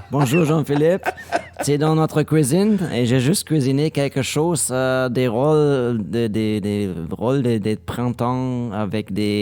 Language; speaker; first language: French; non-native, learner; German